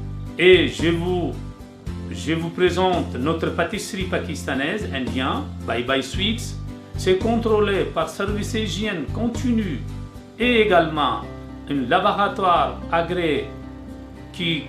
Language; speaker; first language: French; non-native, fluent; Urdu